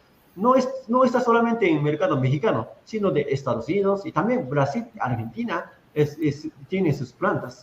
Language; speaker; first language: Spanish; non-native, fluent; Japanese